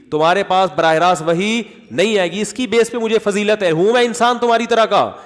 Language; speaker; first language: Urdu; native; Urdu